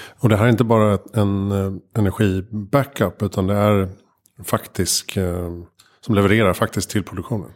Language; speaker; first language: Swedish; native; Swedish